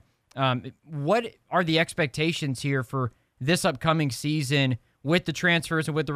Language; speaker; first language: English; native; English